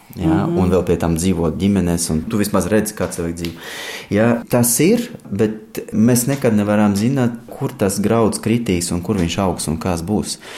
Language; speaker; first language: Latvian; non-native, fluent; Russian